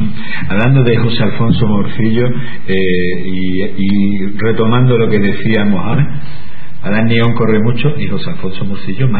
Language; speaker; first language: Spanish; native; Spanish